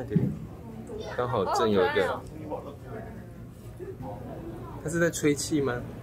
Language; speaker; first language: Chinese; native; Chinese